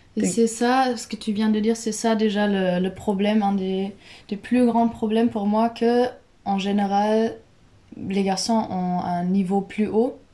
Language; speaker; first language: French; non-native, fluent; German